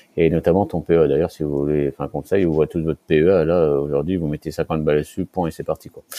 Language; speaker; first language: French; native; French